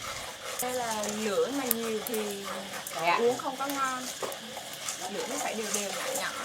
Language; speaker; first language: Vietnamese; non-native, local second language; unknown